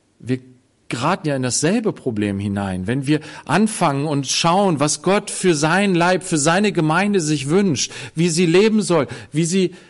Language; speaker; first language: German; native; German